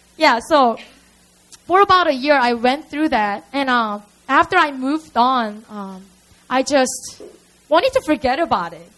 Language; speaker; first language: English; non-native, fluent; Korean